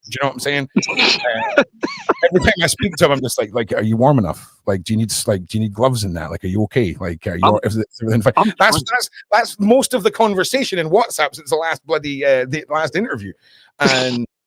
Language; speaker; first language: English; native; English